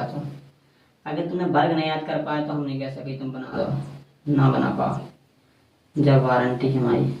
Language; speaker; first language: Hindi; native; Hindi